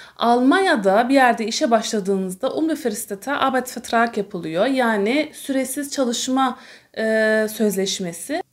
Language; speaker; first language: Turkish; early bilingual, heritage; Turkish